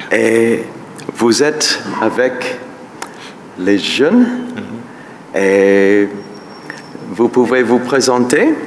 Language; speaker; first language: French; non-native, fluent; English